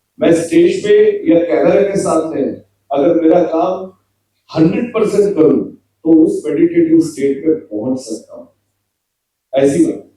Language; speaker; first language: Hindi; non-native, local second language; Gujarati